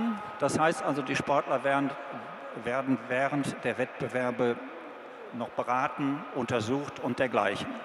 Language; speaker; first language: German; native; German